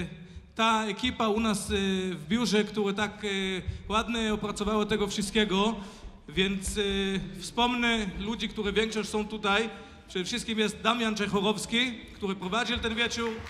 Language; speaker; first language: Polish; non-native, fluent; Hebrew